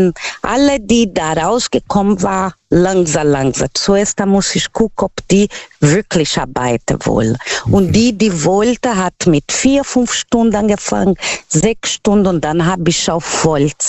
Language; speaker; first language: German; non-native, fluent; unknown